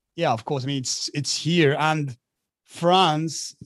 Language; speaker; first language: English; non-native, fluent; Spanish